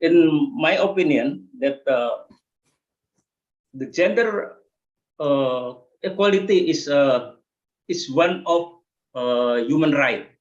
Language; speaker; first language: English; non-native, learner; Indonesian